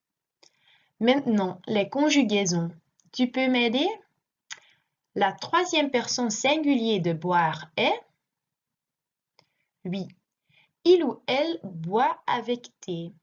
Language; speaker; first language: French; non-native, learner; Dutch